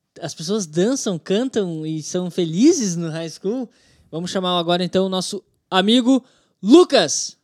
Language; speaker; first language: Portuguese; native; Portuguese